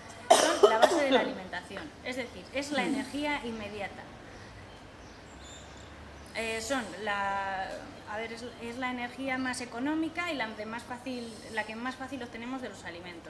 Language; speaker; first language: Spanish; native; Spanish